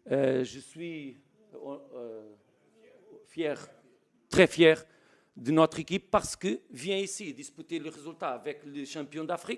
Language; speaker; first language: French; non-native, learner; Portuguese